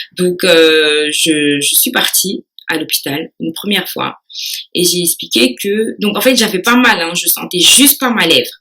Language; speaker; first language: French; early bilingual, other home language; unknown